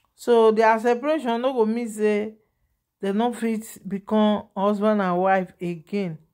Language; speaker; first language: Nigerian Pidgin; non-native, local second language; Yoruba